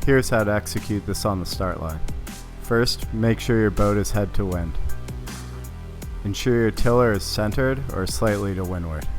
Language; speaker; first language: English; native; English